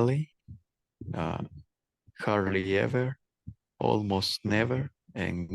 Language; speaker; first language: English; non-native, learner; Spanish